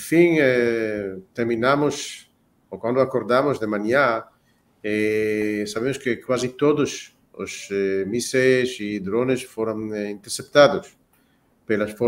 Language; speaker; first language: Portuguese; non-native, fluent; Hebrew